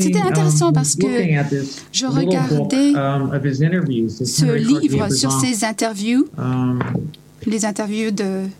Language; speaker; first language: French; non-native, learner; English